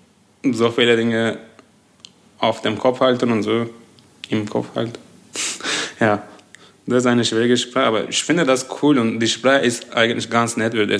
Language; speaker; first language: German; non-native, fluent; Turkish